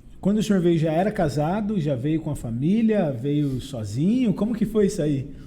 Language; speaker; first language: Portuguese; native; Portuguese